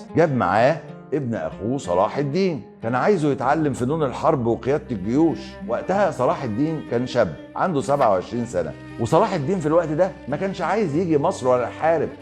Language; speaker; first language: Arabic; native; Arabic